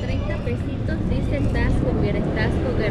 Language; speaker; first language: Spanish; native; Spanish